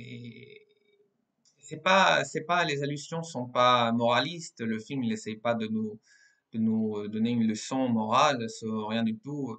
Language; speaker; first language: French; non-native, fluent; Spanish